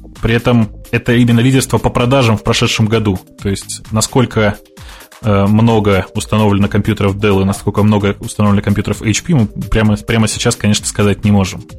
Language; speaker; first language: Russian; native; Russian